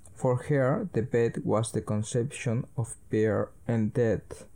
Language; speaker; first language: English; early bilingual, other home language; Spanish